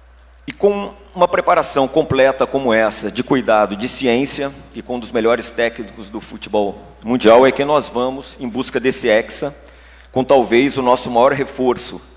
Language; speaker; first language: Portuguese; native; Portuguese